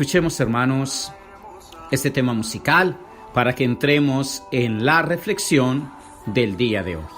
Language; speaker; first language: Spanish; native; Spanish